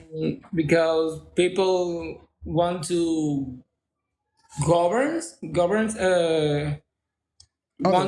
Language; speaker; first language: English; non-native, learner; Spanish